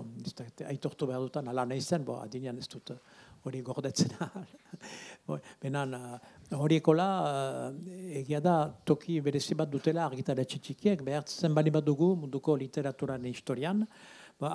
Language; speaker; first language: Basque; native; Basque